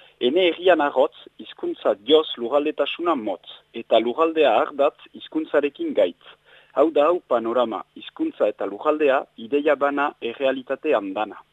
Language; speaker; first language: Basque; native; Basque